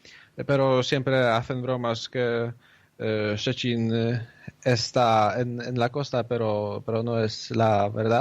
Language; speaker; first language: Spanish; non-native, fluent; Polish